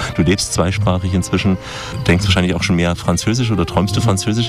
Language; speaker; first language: German; native; German